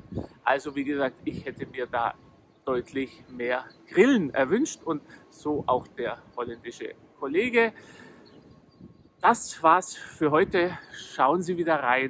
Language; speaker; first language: German; native; German